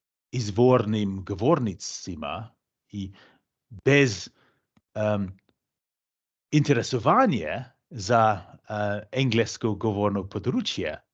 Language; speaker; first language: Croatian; non-native, fluent; English